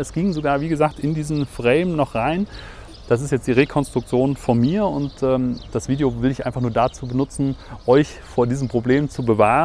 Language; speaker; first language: German; native; German